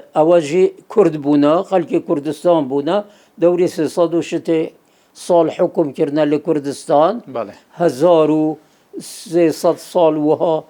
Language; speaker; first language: Central Kurdish; non-native, local second language; Kurdish